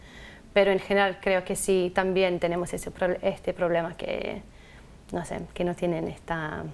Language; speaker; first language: Spanish; non-native, fluent; English